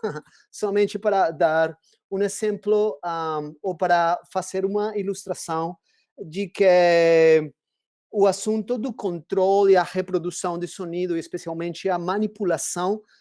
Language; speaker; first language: Portuguese; non-native, fluent; Spanish